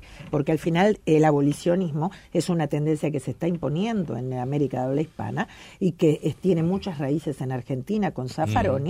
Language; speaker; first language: Spanish; native; Spanish